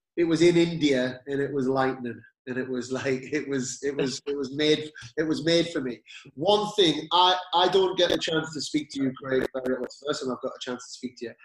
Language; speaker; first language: English; native; English